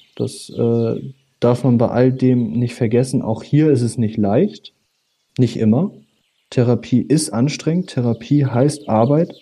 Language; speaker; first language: German; native; German